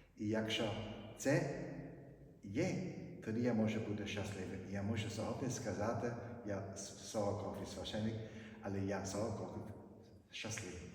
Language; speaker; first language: Ukrainian; non-native, fluent; German